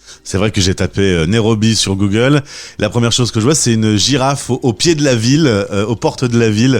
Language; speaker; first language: French; native; French